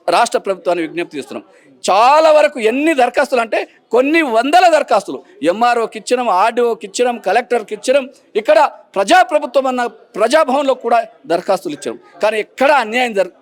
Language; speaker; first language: Telugu; non-native, local second language; Lambadi